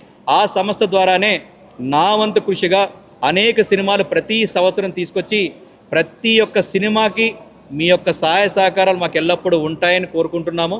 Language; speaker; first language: Telugu; native; Telugu